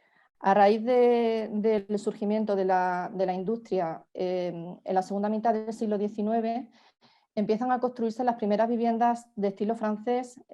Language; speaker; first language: Spanish; native; Spanish